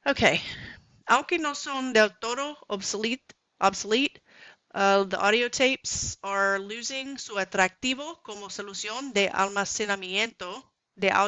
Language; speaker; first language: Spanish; non-native, learner; English